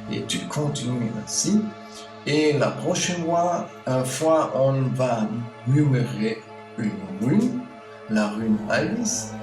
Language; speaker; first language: French; non-native, learner; German